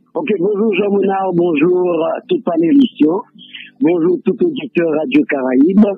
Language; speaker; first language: French; non-native, local second language; Haitian Creole